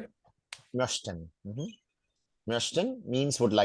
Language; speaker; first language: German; non-native, fluent; Hindi